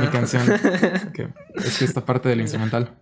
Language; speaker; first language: Spanish; native; Spanish